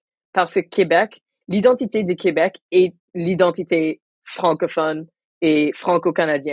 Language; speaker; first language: French; non-native, local second language; English